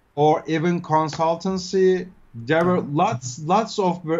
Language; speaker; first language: English; non-native, fluent; Turkish